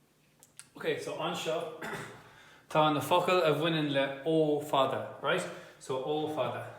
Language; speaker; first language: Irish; non-native, local second language; English